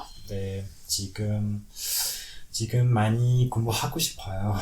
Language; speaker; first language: Korean; non-native, learner; French